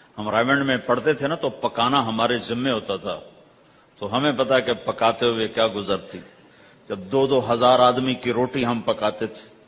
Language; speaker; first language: Urdu; non-native, local second language; Punjabi